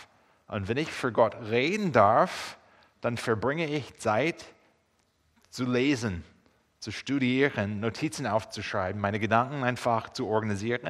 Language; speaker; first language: German; non-native, fluent; English